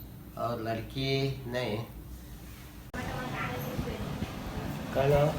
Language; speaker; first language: Hindi; non-native, local second language; Kannada